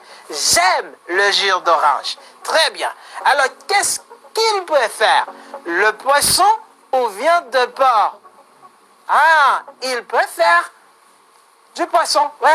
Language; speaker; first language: French; non-native, fluent; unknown